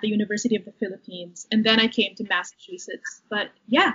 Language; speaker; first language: English; non-native, local second language; Filipino